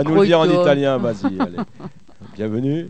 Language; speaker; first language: French; native; French